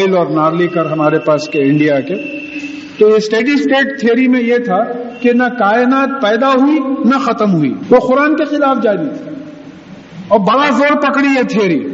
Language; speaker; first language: Urdu; native; Urdu